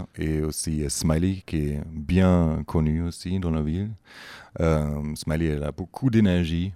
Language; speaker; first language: French; non-native, fluent; German